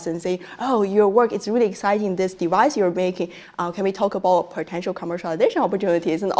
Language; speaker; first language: English; non-native, fluent; Chinese